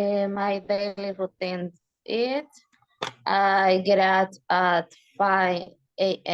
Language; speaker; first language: English; non-native, learner; Spanish